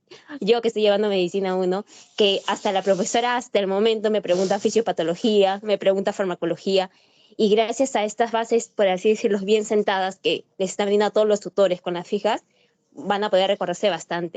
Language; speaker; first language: Spanish; native; Spanish